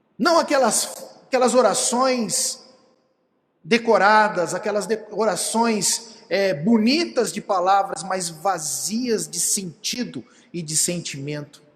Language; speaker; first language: Portuguese; native; Portuguese